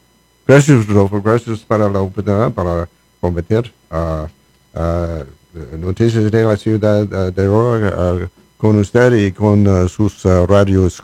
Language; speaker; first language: Spanish; non-native, learner; English